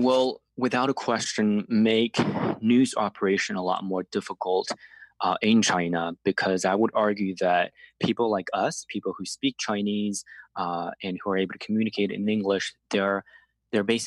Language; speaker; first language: English; non-native, fluent; Chinese